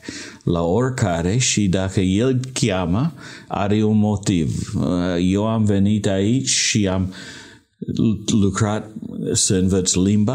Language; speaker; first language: Romanian; non-native, learner; English